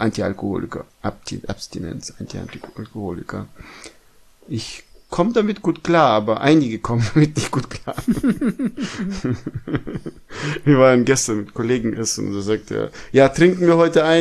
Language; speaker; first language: German; early bilingual, other home language; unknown